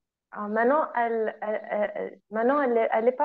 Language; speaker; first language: French; non-native, learner; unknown